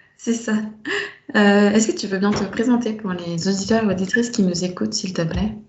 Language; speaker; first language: French; native; French